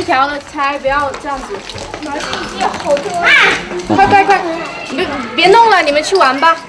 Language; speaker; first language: Chinese; native; Chinese